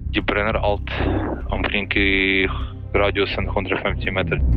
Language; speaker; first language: Norwegian; non-native, fluent; Russian